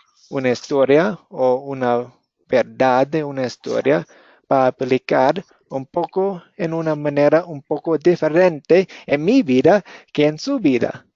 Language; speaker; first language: Spanish; non-native, fluent; English